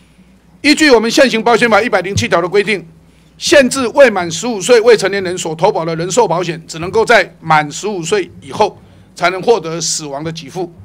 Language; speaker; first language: Chinese; native; Chinese